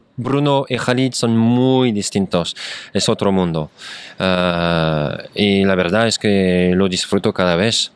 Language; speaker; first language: Spanish; non-native, fluent; French